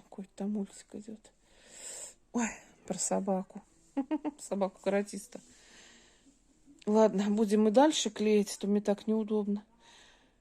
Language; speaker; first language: Russian; native; Russian